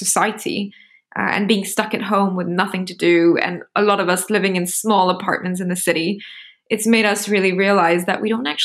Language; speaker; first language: English; native; English